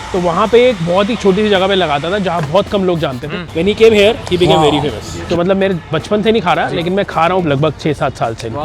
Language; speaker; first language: Hindi; native; Hindi